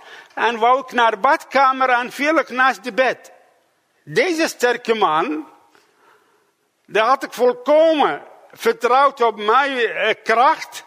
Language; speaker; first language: Dutch; non-native, fluent; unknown